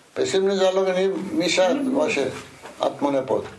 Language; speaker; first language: Russian; non-native, learner; Bangla